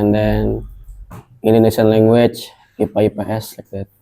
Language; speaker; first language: English; non-native, learner; Indonesian